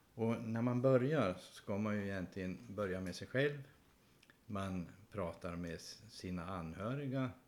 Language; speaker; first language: Swedish; native; Swedish